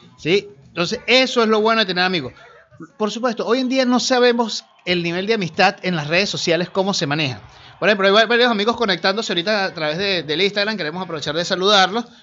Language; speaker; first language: Spanish; native; Spanish